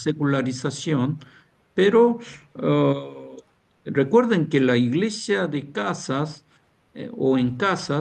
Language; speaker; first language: Spanish; non-native, fluent; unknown